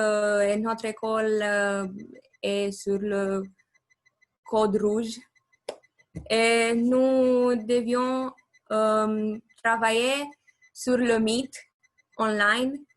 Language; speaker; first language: French; non-native, learner; Romanian